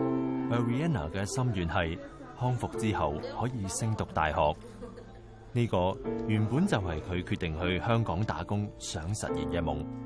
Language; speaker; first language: Cantonese; native; Cantonese